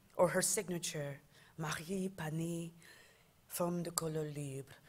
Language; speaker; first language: English; native; English